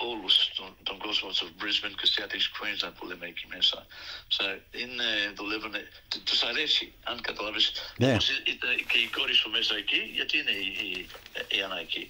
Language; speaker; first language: Greek; early bilingual, other home language; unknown